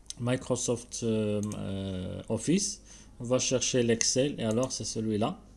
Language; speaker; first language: French; non-native, local second language; Arabic